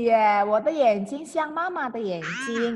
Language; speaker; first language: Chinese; non-native, fluent; Indonesian